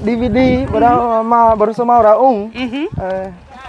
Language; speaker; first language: Portuguese; non-native, learner; Vietnamese